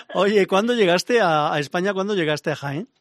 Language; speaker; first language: Spanish; native; Spanish